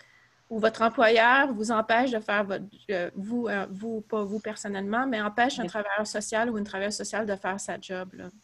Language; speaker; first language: French; native; French